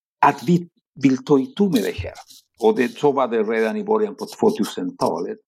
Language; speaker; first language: Swedish; non-native, fluent; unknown